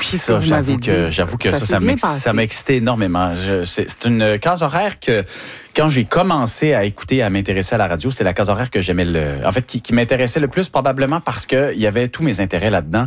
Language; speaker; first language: French; native; French